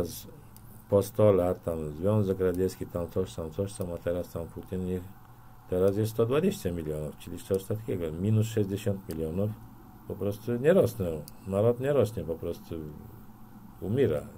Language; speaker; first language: Polish; non-native, learner; Turkmen